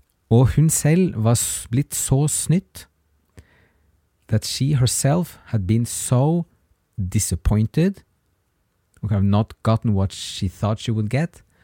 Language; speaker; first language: English; non-native, fluent; Norwegian